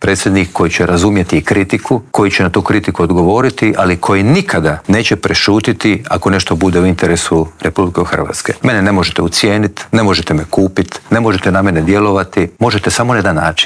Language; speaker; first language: Croatian; native; Croatian